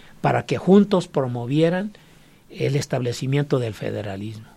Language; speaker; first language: Spanish; native; Spanish